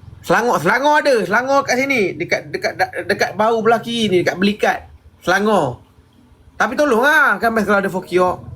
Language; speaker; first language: Malay; native; Malay